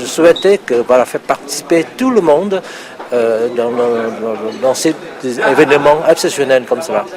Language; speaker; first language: French; non-native, fluent; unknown